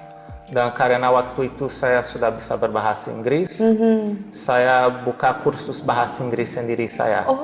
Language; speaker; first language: Indonesian; non-native, learner; Portuguese